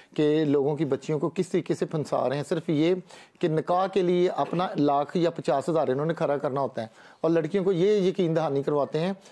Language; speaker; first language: Urdu; non-native, local second language; Punjabi